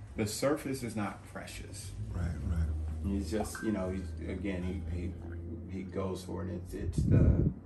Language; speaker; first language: English; native; English